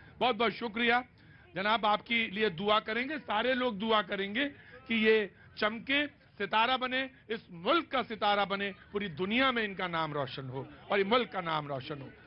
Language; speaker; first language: Hindi; native; Hindi